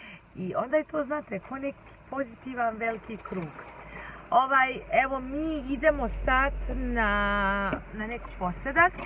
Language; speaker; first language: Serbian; early bilingual, heritage; Serbian